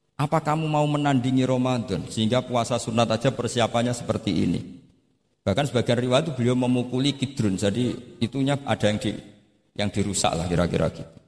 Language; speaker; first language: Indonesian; non-native, local second language; Javanese